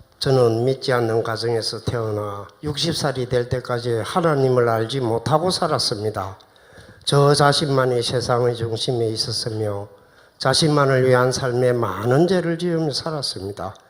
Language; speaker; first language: Korean; native; Korean